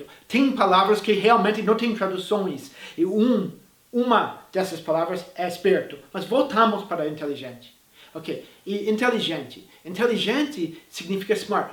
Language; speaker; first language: Portuguese; non-native, fluent; English